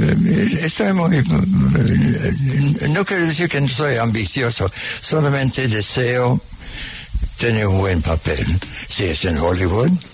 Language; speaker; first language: Spanish; non-native, fluent; English